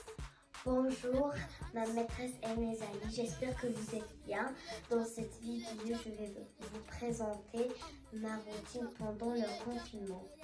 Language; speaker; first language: French; non-native, learner; Arabic